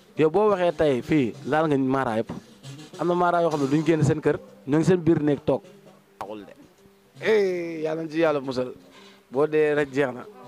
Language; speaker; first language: Wolof; native; Wolof